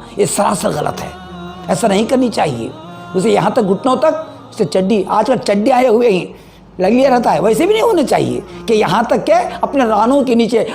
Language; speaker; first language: Urdu; native; Urdu